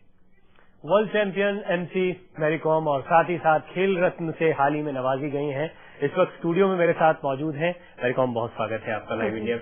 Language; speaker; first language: Hindi; native; Hindi